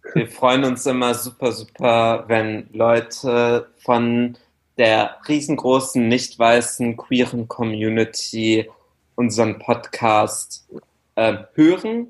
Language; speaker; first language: German; early bilingual, other home language; Arabic